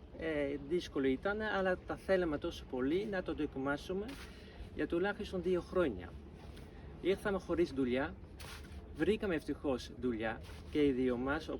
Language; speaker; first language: Greek; non-native, fluent; Dutch